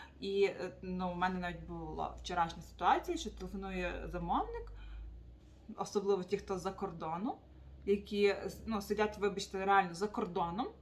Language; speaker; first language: Ukrainian; native; Ukrainian